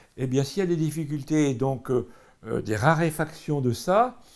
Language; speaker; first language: French; native; French